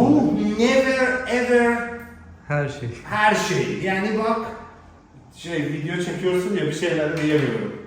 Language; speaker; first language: Turkish; non-native, learner; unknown